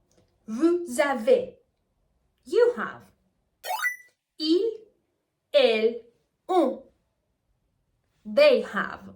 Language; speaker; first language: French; non-native, fluent; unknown